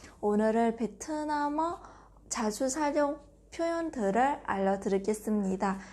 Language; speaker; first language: Korean; non-native, fluent; Vietnamese